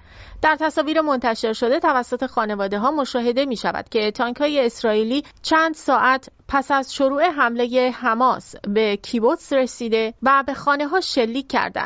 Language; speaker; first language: Persian; native; Persian